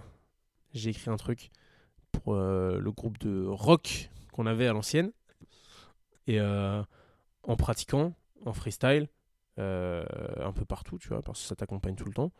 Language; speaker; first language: French; native; French